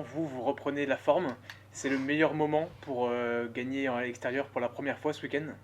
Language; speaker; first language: French; native; French